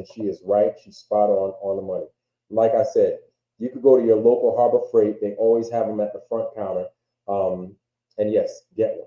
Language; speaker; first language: English; native; English